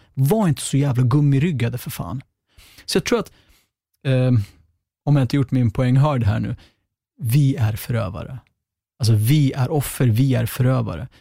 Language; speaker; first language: Swedish; early bilingual, other home language; Kurdish